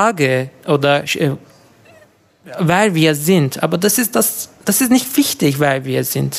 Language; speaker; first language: German; non-native, learner; Turkish